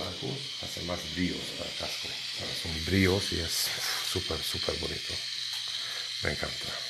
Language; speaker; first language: Spanish; non-native, learner; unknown